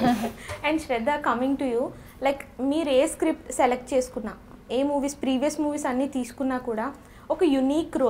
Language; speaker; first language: Telugu; native; Telugu